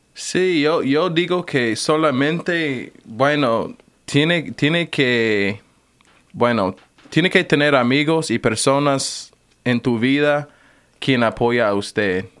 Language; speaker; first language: Spanish; non-native, fluent; English